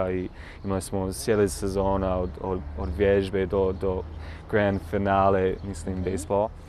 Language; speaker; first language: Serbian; non-native, learner; English